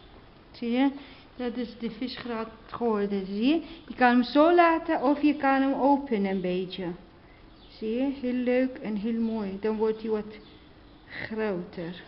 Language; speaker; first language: Dutch; non-native, learner; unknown